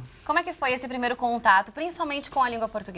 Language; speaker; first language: Portuguese; native; Portuguese